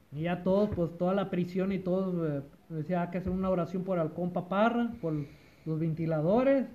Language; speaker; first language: Spanish; early bilingual, heritage; Spanish